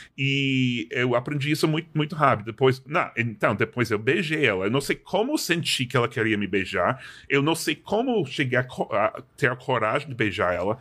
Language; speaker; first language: Portuguese; non-native, fluent; English